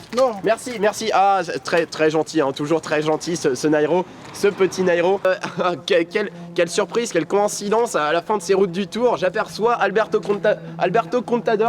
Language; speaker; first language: French; native; French